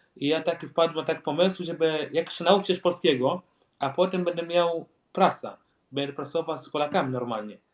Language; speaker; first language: Polish; non-native, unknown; Swahili